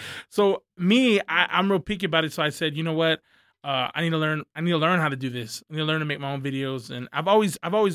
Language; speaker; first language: English; native; English